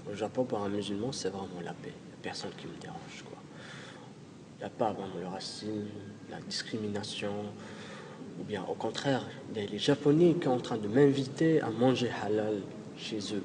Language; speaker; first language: French; non-native, local second language; Arabic